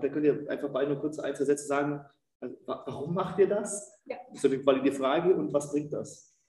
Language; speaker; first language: German; native; German